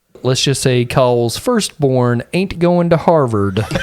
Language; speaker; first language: English; native; English